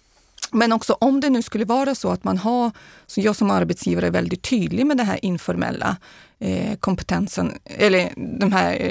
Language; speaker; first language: Swedish; non-native, fluent; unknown